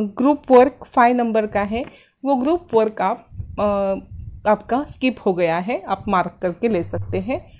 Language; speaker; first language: Hindi; non-native, local second language; Marathi